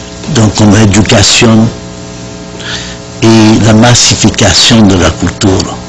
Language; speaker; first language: Spanish; non-native, fluent; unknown